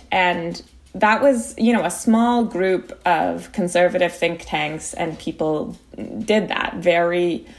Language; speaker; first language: English; native; English